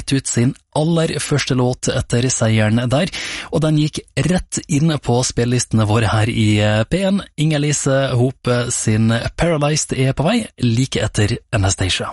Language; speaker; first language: Norwegian; native; Norwegian